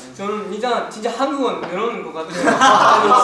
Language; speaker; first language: Korean; non-native, learner; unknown